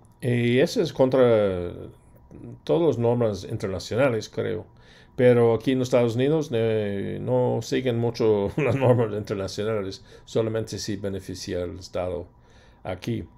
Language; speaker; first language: Spanish; non-native, fluent; English